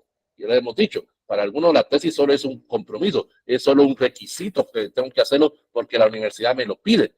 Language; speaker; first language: Spanish; native; Spanish